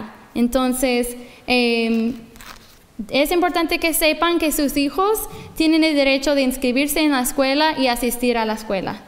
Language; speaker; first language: Spanish; non-native, fluent; English